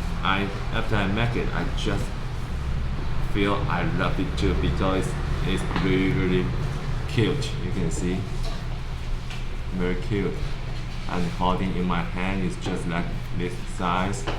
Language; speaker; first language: English; non-native, learner; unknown